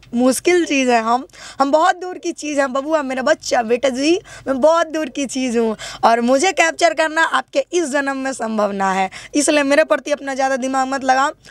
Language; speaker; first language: Hindi; native; Hindi